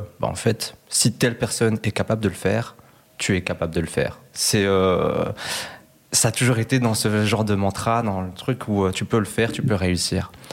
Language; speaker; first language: French; early bilingual, other home language; Spanish